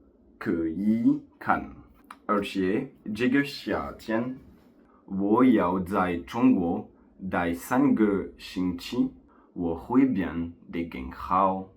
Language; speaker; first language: Chinese; non-native, learner; French